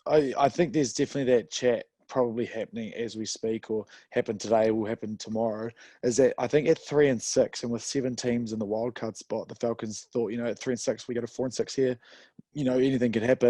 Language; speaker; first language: English; native; English